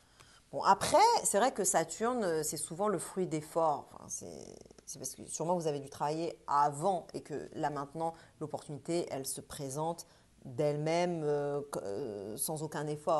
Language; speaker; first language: French; native; French